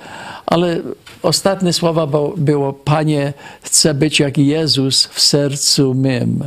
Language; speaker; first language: Polish; non-native, fluent; English